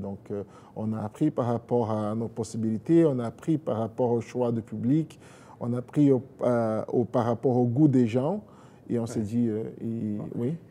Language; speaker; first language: French; non-native, fluent; Portuguese